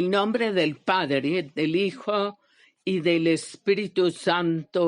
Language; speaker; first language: Spanish; native; Spanish